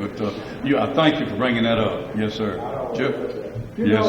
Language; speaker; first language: English; native; English